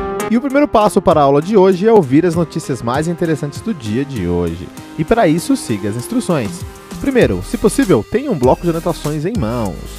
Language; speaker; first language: Portuguese; native; Portuguese